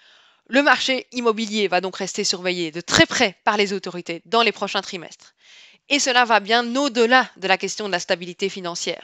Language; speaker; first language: French; native; French